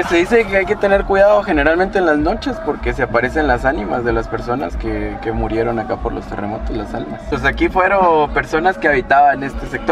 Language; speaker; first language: Spanish; native; Spanish